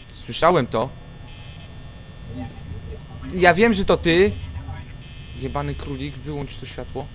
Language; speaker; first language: Polish; native; Polish